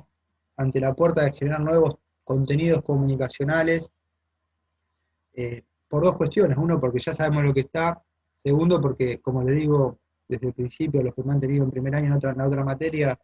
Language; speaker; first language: Spanish; native; Spanish